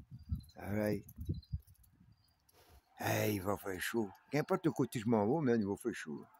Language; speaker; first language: French; native; French